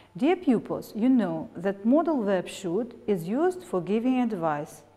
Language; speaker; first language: English; non-native, fluent; Russian